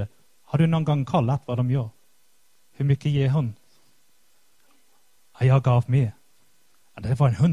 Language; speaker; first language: Swedish; non-native, fluent; English